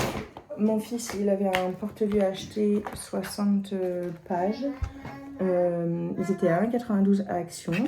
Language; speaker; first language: French; native; French